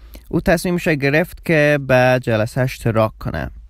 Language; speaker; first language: Persian; native; Persian